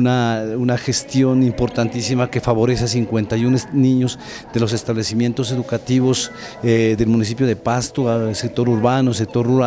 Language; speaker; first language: Spanish; native; Spanish